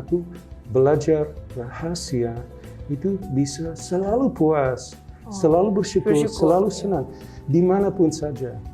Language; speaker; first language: Indonesian; non-native, local second language; English